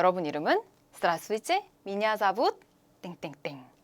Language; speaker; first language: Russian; non-native, fluent; Korean